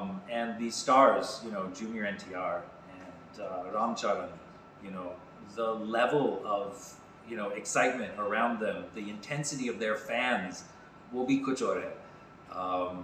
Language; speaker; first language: English; native; English